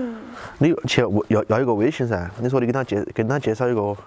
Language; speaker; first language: Chinese; native; Chinese